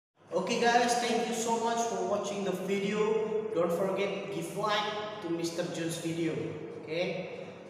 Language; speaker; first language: English; non-native, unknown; Indonesian